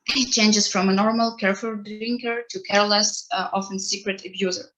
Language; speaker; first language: English; non-native, fluent; Ukrainian